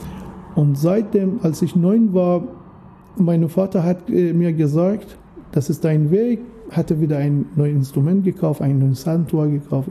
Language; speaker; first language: German; non-native, fluent; Persian